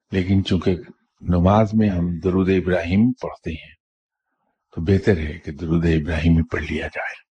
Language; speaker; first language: Urdu; native; Urdu